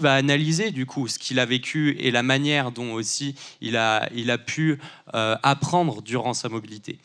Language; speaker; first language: French; native; French